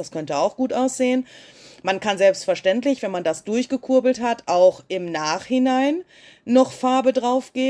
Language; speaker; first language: German; native; German